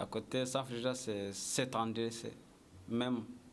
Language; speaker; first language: French; non-native, learner; Kinyarwanda